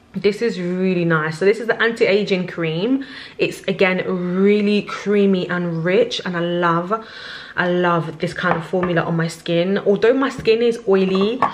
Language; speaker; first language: English; early bilingual, other home language; Lingala